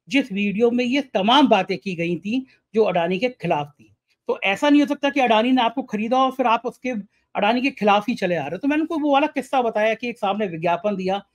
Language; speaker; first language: Hindi; native; Hindi